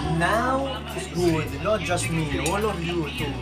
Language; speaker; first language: English; non-native, learner; Italian